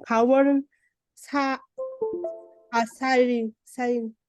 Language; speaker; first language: Korean; non-native, learner; Vietnamese